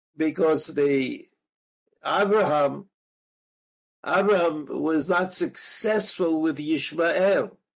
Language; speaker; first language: English; native; English